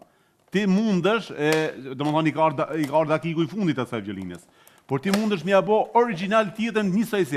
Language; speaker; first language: Albanian; native; Albanian